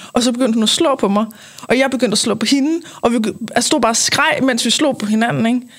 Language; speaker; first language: Danish; native; Danish